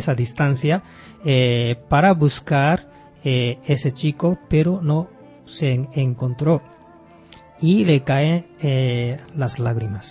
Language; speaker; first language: Spanish; non-native, fluent; Japanese